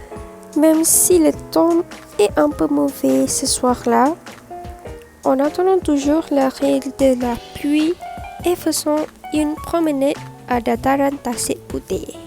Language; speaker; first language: French; non-native, learner; Malay